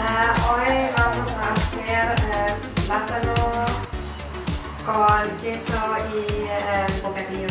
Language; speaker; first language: Spanish; non-native, learner; German